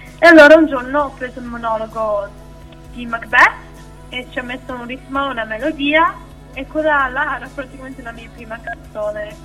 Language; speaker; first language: Italian; early bilingual, heritage; Italian